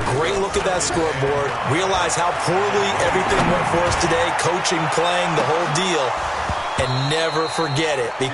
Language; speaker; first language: English; native; English